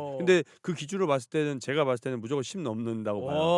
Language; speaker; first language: Korean; native; Korean